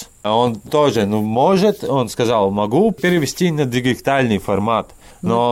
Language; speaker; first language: Russian; non-native, learner; Latvian